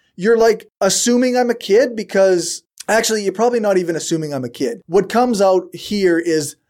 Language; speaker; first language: English; native; English